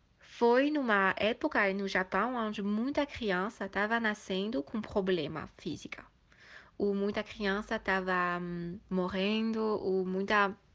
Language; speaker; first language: Portuguese; early bilingual, heritage; Portuguese